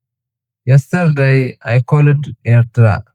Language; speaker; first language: English; non-native, learner; Tigrinya